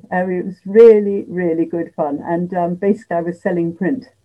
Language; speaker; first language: English; native; English